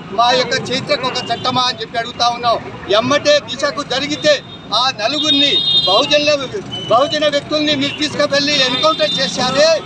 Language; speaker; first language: Telugu; non-native, local second language; Lambadi